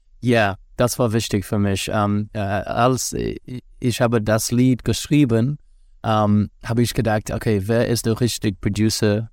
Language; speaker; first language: German; non-native, learner; English